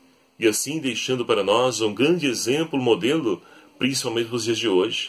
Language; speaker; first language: Portuguese; native; Portuguese